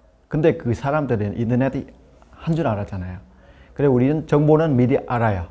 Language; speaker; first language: Korean; non-native, learner; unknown